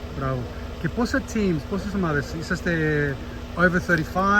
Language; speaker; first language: Greek; early bilingual, heritage; Greek